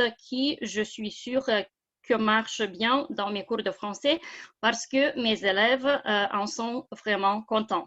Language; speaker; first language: French; non-native, fluent; Lithuanian